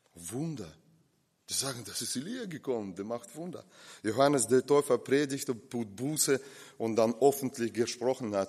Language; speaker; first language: German; non-native, fluent; Russian